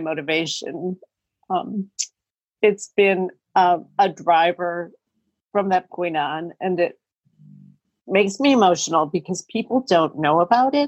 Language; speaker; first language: English; native; English